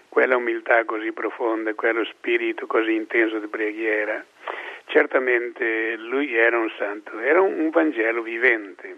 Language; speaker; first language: Italian; non-native, fluent; Portuguese